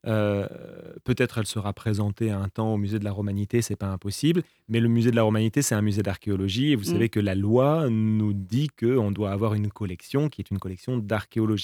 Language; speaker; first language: French; native; French